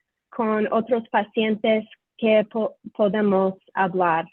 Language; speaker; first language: Spanish; non-native, fluent; English